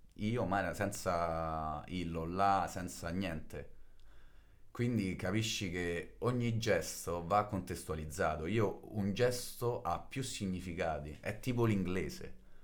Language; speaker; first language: Italian; native; Italian